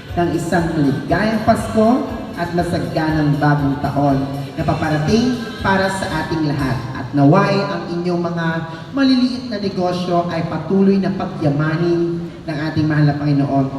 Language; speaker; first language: Filipino; native; Filipino